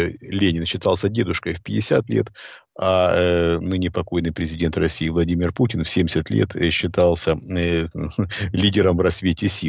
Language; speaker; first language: Russian; native; Russian